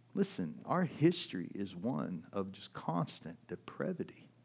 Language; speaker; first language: English; early bilingual, other home language; German